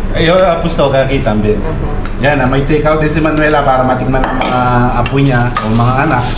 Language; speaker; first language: Filipino; native; Filipino